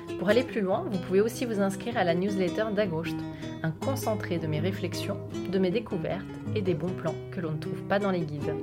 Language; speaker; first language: French; native; French